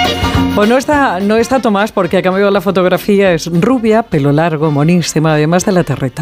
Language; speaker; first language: Spanish; native; Spanish